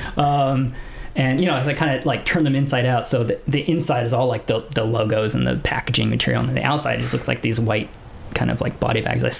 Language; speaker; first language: English; early bilingual, other home language; Filipino